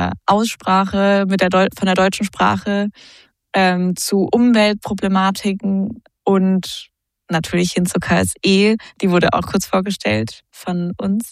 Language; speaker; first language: German; native; German